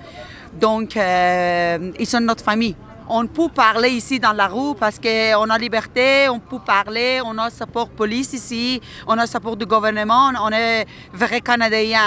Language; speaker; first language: French; non-native, learner; Persian